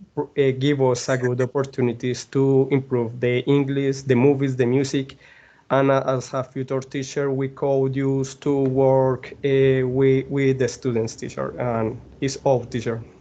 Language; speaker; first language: English; non-native, learner; Spanish